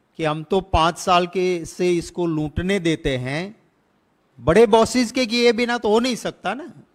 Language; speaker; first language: Hindi; non-native, local second language; Gujarati